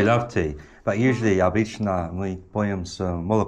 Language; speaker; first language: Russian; non-native, learner; English